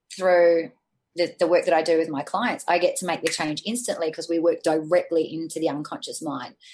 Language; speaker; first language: English; native; English